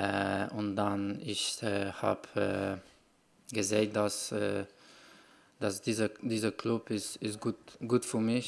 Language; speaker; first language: German; non-native, learner; Polish